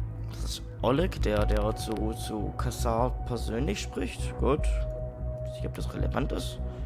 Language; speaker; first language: German; native; German